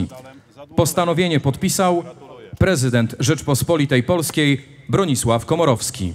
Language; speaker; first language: Polish; native; Polish